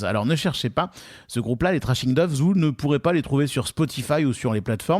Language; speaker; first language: French; native; French